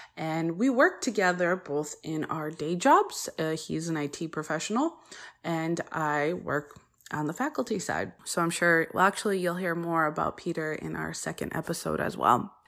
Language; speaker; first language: English; early bilingual, other home language; Polish